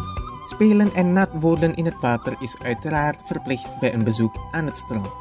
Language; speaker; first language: Dutch; non-native, fluent; Indonesian